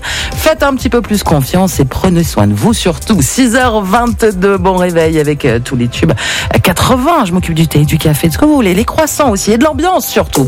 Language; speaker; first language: French; native; French